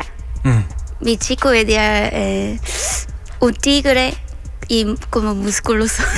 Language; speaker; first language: Spanish; non-native, learner; Korean